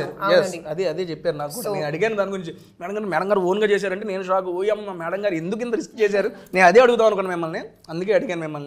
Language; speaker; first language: Telugu; native; Telugu